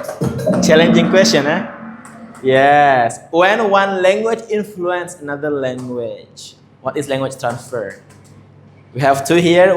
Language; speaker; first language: English; non-native, fluent; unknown